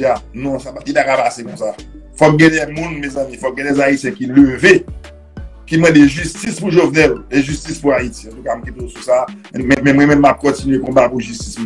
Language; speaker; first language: French; non-native, local second language; Haitian Creole